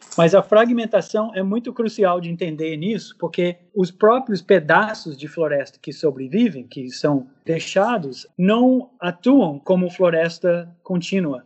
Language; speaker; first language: Portuguese; non-native, fluent; English